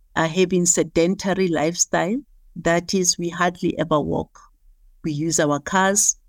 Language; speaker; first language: English; non-native, local second language; Southern Sotho